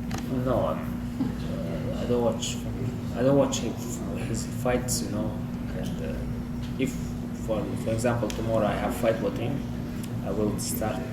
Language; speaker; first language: English; non-native, learner; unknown